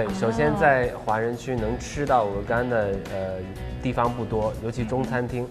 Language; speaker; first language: Chinese; native; Chinese